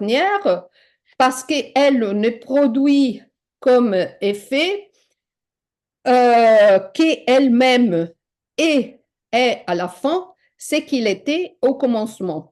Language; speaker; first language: French; non-native, fluent; Italian